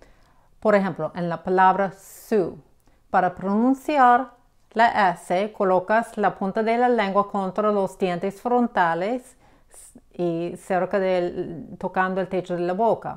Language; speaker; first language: Spanish; non-native, fluent; English